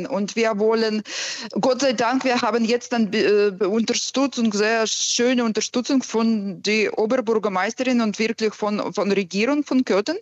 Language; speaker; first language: German; non-native, fluent; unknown